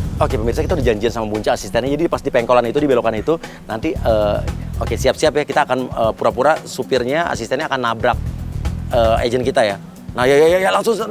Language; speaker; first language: Indonesian; native; Indonesian